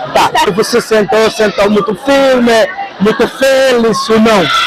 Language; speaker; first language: Portuguese; non-native, local second language; Haitian Creole